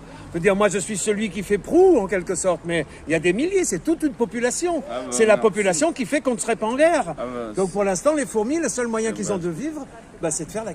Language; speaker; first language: French; native; French